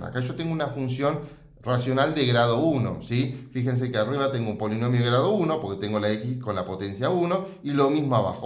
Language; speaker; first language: Spanish; native; Spanish